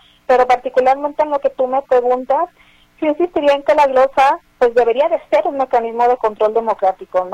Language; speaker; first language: Spanish; native; Spanish